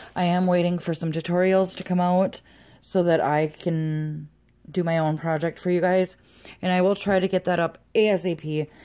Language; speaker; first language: English; native; English